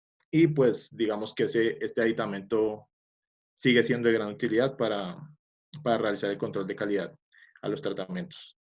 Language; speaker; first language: Spanish; native; Spanish